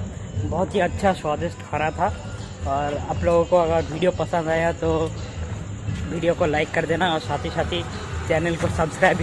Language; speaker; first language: Hindi; non-native, local second language; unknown